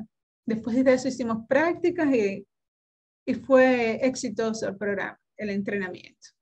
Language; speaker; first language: Spanish; native; Spanish